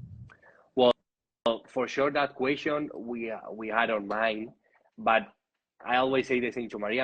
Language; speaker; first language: English; non-native, learner; Spanish